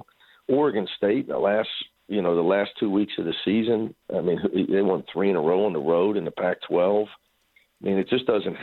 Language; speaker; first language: English; native; English